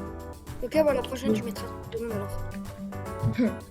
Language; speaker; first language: French; native; French